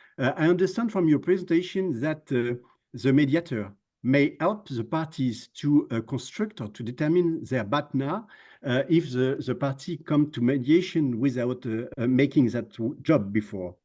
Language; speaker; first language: English; non-native, fluent; French